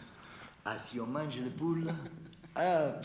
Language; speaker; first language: French; non-native, fluent; Italian